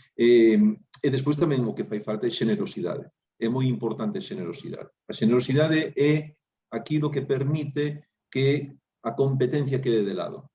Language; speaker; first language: Galician; native; Galician